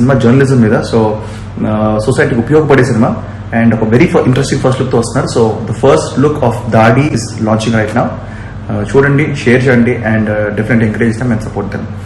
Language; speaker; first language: Telugu; native; Telugu